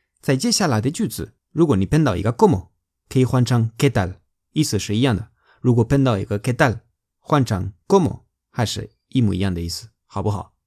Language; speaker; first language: Chinese; non-native, fluent; Spanish